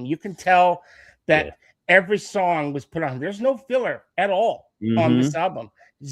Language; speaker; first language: English; native; English